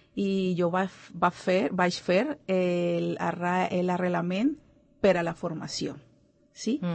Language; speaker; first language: Catalan; non-native, learner; Spanish